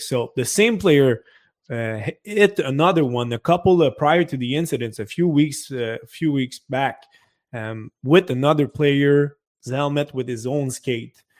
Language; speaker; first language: English; non-native, fluent; French